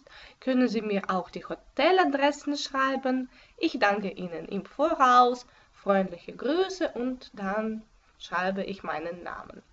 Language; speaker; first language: German; non-native, fluent; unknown